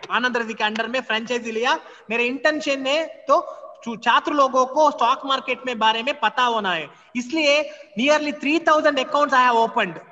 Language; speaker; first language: Hindi; non-native, local second language; Kannada